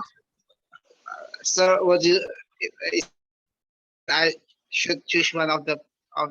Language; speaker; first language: English; non-native, learner; Indonesian